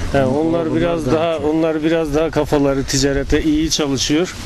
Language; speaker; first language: Turkish; non-native, local second language; Kurdish